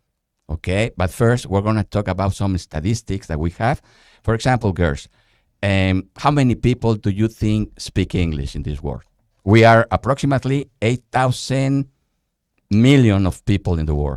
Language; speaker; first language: English; non-native, fluent; Spanish